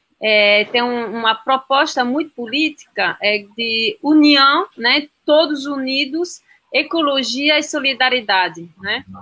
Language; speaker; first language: Portuguese; non-native, fluent; French